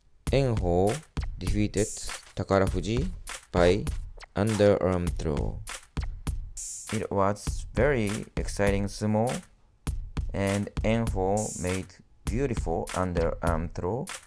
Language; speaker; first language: English; non-native, learner; Japanese